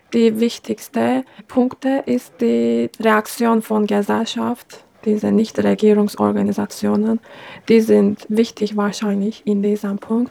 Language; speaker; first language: German; non-native, fluent; Turkish